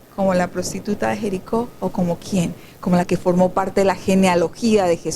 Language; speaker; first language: Spanish; native; Spanish